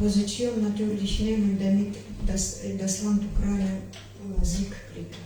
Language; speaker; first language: German; non-native, learner; Ukrainian